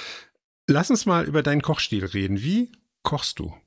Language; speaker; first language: German; native; German